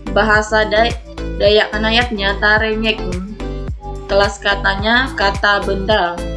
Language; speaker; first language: Indonesian; non-native, local second language; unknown